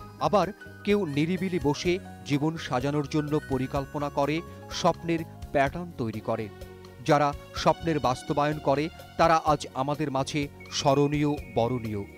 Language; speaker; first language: Bangla; native; Bangla